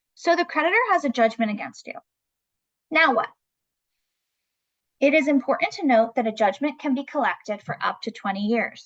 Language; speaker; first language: English; native; English